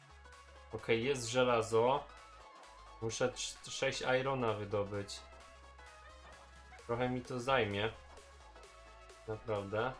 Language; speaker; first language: Polish; native; Polish